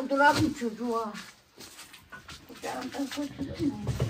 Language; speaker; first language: Turkish; native; Turkish